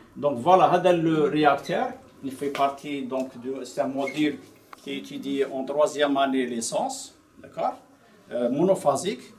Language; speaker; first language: French; non-native, local second language; Arabic